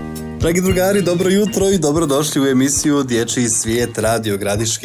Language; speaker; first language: Serbian; native; Serbian